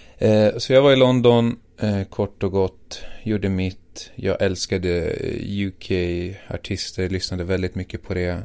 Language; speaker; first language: Swedish; early bilingual, other home language; Assyrian Neo-Aramaic